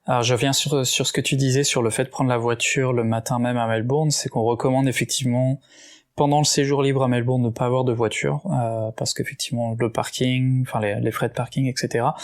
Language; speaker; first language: French; native; French